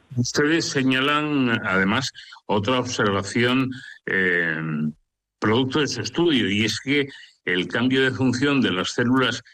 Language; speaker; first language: Spanish; native; Spanish